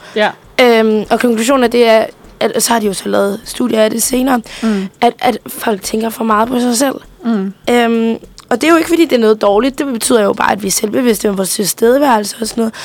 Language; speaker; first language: Danish; early bilingual, other home language; Spanish